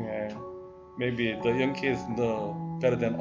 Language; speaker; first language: English; non-native, learner; Korean